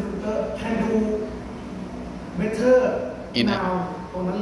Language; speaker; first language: English; non-native, learner; Thai